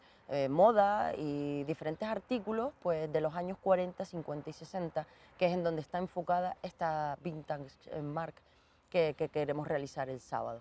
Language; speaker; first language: Spanish; native; Spanish